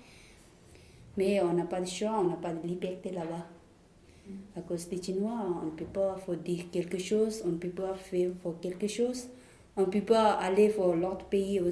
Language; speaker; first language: French; non-native, learner; Tibetan